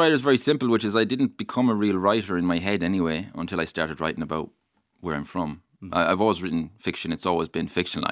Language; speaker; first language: English; native; English